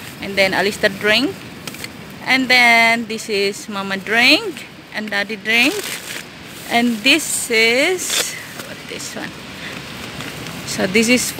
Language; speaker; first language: English; non-native, learner; Indonesian